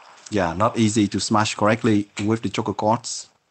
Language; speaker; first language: English; non-native, fluent; French